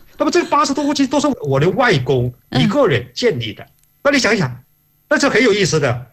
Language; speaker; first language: Chinese; non-native, local second language; Hakka Chinese